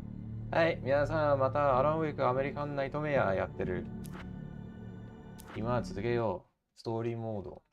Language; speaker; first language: Japanese; non-native, learner; English